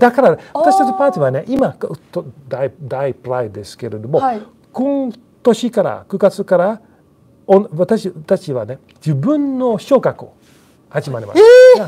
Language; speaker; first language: Japanese; non-native, learner; Dutch